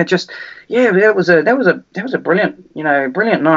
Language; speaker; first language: English; native; English